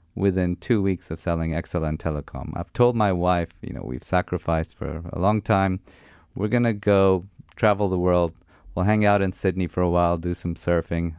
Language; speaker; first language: English; non-native, fluent; Armenian